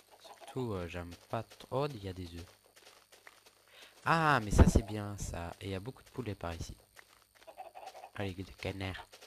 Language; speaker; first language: French; native; French